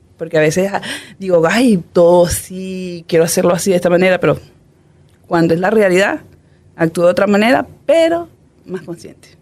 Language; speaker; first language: Spanish; native; Spanish